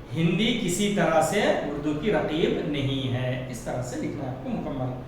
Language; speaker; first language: Urdu; native; Urdu